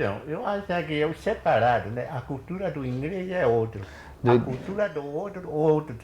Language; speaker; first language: Portuguese; non-native, local second language; Kayapó